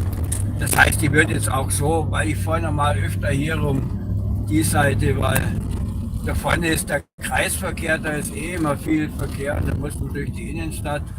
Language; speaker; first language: German; native; German